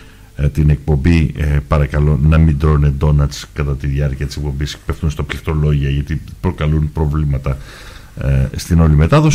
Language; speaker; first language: Greek; native; Greek